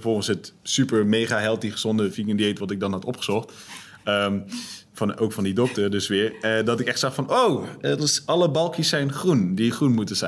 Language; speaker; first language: Dutch; native; Dutch